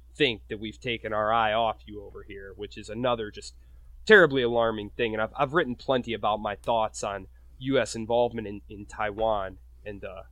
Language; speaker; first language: English; native; English